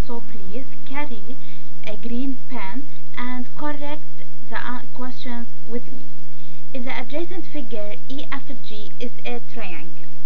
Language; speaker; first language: English; non-native, local second language; Arabic